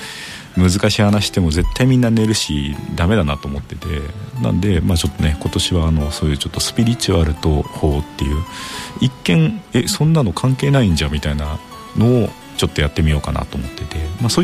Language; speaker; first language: Japanese; native; Japanese